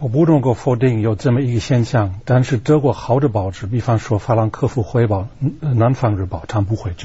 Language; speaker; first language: Chinese; non-native, fluent; German